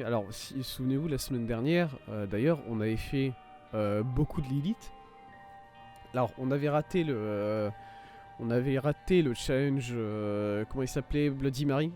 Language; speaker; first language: French; native; French